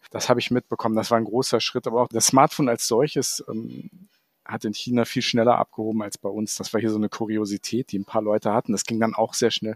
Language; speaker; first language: German; native; German